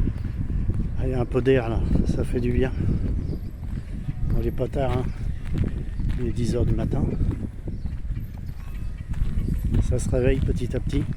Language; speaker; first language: French; native; French